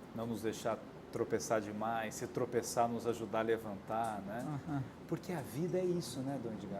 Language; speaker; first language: Portuguese; native; Portuguese